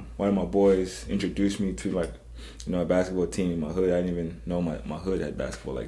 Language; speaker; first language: English; non-native, local second language; Zulu